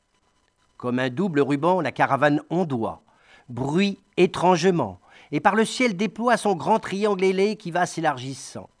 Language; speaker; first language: French; native; French